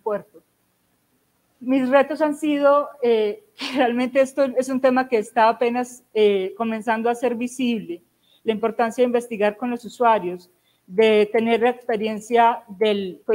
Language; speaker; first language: Spanish; native; Spanish